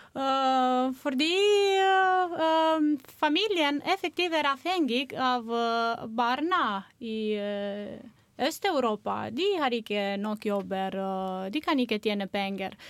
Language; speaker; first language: Norwegian; non-native, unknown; Romanian